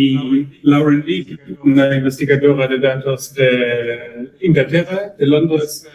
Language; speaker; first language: Spanish; non-native, learner; German